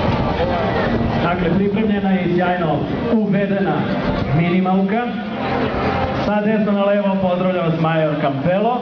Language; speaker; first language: Bosnian; native; Bosnian